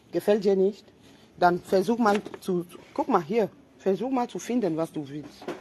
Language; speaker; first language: German; non-native, fluent; French